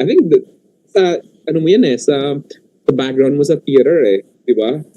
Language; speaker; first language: Filipino; native; Filipino